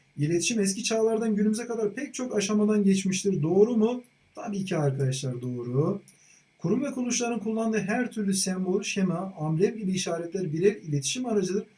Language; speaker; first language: Turkish; native; Turkish